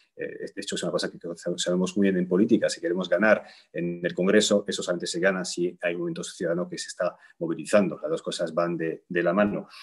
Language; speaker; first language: Spanish; native; Spanish